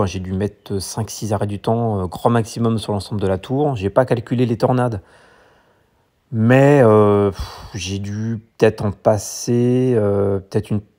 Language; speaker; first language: French; native; French